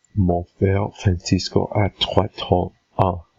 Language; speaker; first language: French; non-native, learner; English